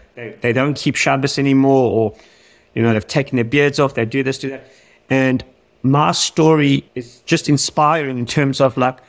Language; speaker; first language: English; native; English